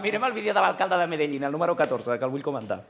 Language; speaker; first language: Catalan; native; Catalan